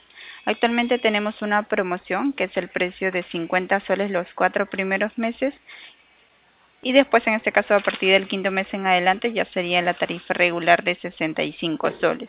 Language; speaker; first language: Spanish; native; Spanish